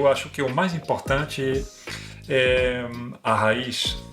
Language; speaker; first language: Portuguese; non-native, fluent; French